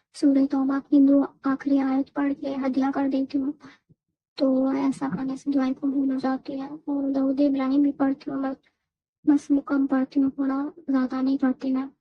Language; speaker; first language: Urdu; native; Urdu